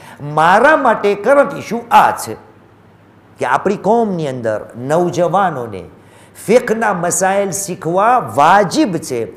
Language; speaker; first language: Gujarati; early bilingual, heritage; Gujarati